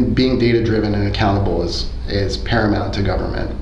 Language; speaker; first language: English; early bilingual, other home language; Spanish